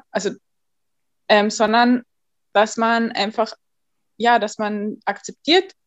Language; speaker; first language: German; native; German